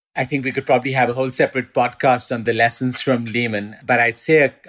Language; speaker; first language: English; non-native, local second language; Urdu